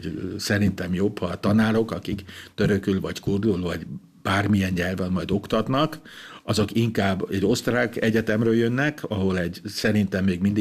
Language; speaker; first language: Hungarian; non-native, fluent; German